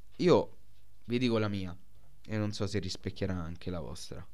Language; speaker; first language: Italian; native; Italian